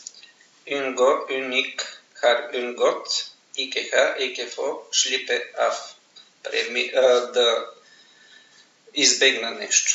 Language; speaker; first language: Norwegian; non-native, fluent; Bulgarian